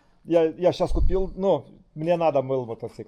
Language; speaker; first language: Russian; non-native, learner; Lithuanian